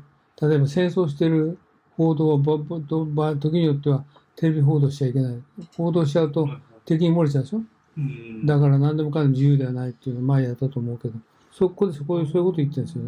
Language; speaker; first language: Japanese; native; Japanese